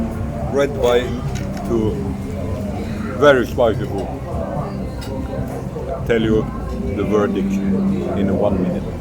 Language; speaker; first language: English; non-native, learner; Swedish